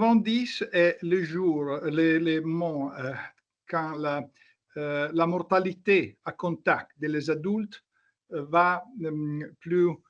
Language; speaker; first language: French; non-native, learner; Italian